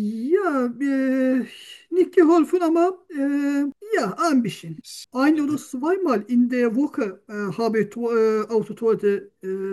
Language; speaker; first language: German; non-native, learner; Turkish